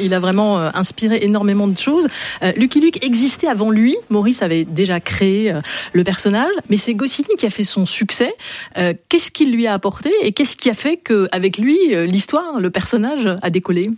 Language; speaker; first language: French; native; French